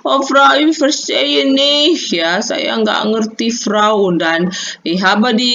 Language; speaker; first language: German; non-native, learner; Indonesian